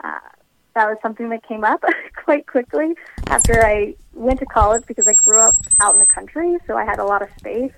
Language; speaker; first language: English; native; English